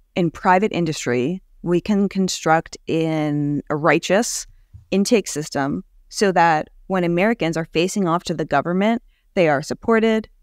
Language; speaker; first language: English; native; English